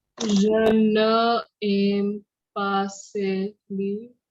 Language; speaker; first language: French; non-native, learner; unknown